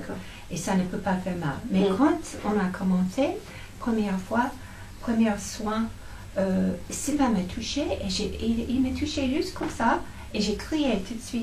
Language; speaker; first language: French; non-native, fluent; English